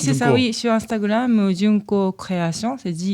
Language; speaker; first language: French; non-native, learner; Japanese